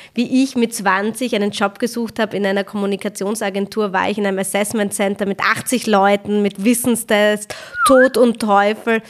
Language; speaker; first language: German; early bilingual, other home language; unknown